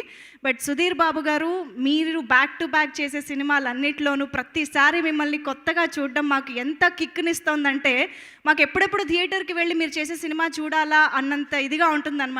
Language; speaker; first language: Telugu; native; Telugu